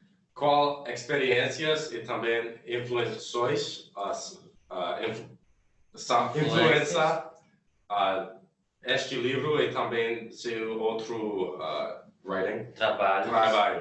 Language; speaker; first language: Portuguese; non-native, learner; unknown